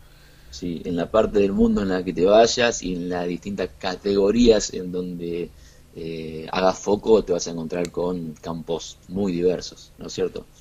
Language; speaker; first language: Spanish; native; Spanish